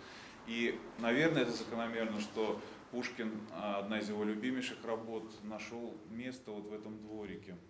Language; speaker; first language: Russian; native; Russian